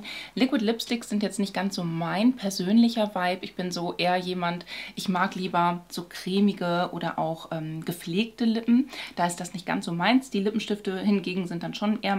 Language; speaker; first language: German; native; German